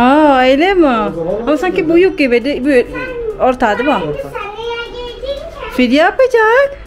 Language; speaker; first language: Turkish; non-native, learner; Indonesian